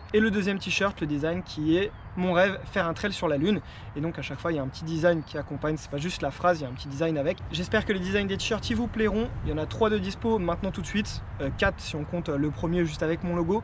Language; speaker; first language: French; native; French